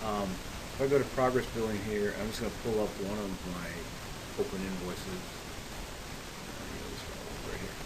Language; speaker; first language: English; native; English